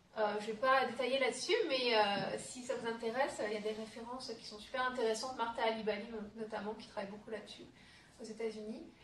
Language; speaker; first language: French; native; French